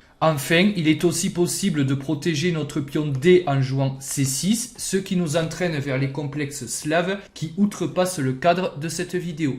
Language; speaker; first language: French; native; French